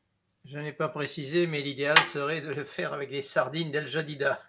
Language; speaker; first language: French; native; French